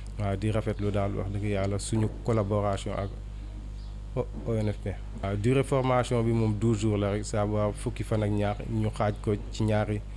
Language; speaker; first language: Wolof; native; Wolof